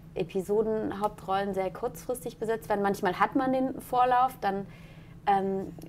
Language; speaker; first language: German; native; German